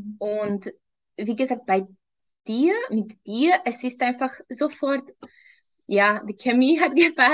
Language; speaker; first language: German; non-native, fluent; Hungarian